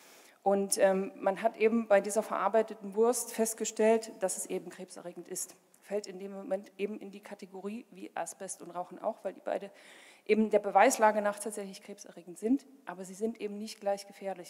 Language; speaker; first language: German; native; German